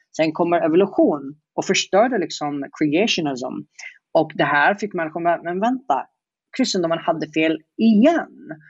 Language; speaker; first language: Swedish; non-native, fluent; Arabic